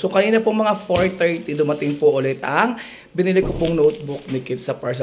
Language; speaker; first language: Filipino; native; Filipino